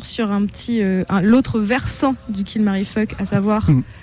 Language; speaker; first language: French; native; French